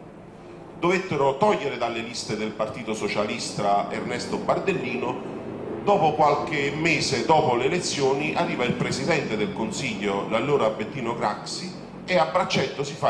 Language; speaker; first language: Italian; native; Italian